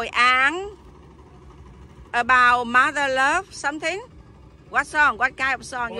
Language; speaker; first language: English; non-native, learner; Vietnamese